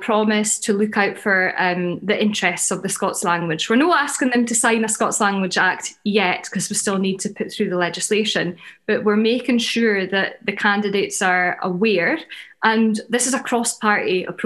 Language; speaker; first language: English; native; English